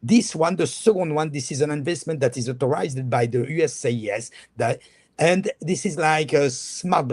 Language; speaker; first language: English; non-native, fluent; French